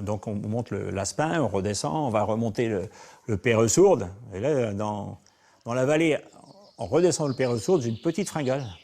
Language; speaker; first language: French; native; French